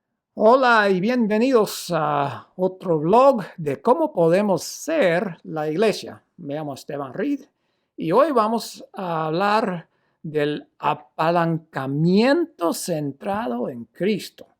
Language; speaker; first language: Spanish; non-native, fluent; English